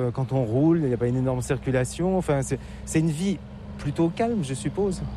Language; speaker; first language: French; native; French